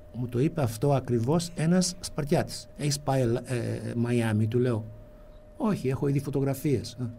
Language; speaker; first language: Greek; early bilingual, heritage; Greek